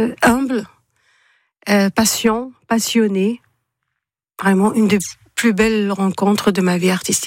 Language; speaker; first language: French; non-native, local second language; Arabic